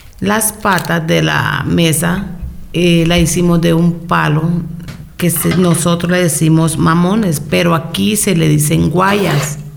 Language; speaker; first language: Spanish; native; Spanish